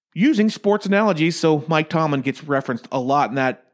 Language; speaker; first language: English; native; English